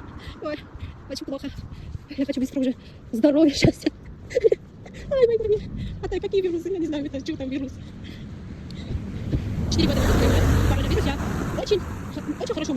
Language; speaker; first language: Russian; non-native, fluent; Armenian